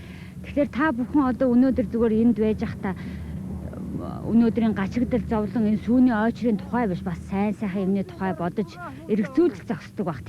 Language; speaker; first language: Mongolian; native; Mongolian